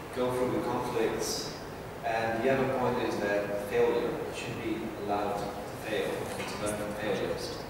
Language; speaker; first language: English; non-native, fluent; Lithuanian